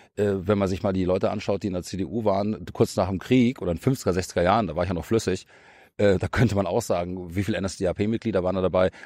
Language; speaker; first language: German; native; German